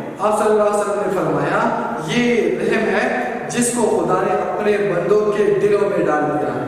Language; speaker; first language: Urdu; non-native, local second language; Pashto